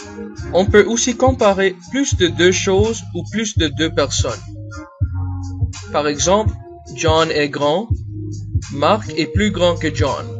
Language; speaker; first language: French; non-native, fluent; English